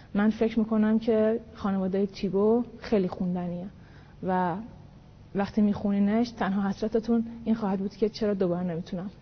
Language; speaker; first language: Persian; native; Persian